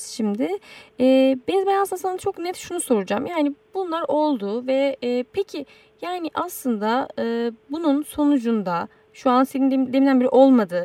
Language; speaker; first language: Turkish; native; Turkish